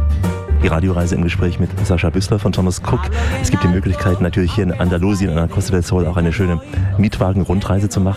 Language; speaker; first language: German; native; German